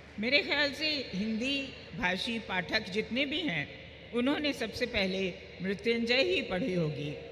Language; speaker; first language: Hindi; native; Hindi